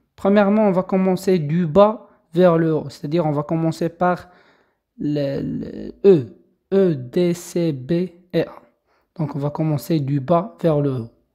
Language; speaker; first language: French; non-native, local second language; Arabic